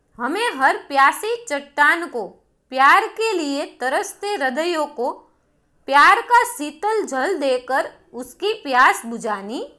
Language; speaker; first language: Hindi; non-native, local second language; Gujarati